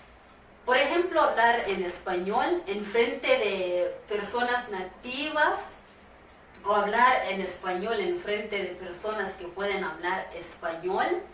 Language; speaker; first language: Spanish; non-native, fluent; Swahili